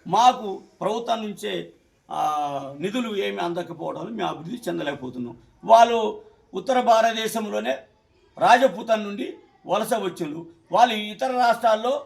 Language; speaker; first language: Telugu; non-native, local second language; Koya